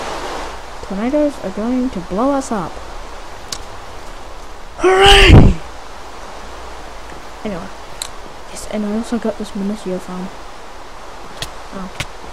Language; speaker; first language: English; native; English